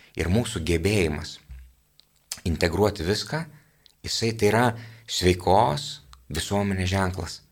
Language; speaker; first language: Lithuanian; native; Lithuanian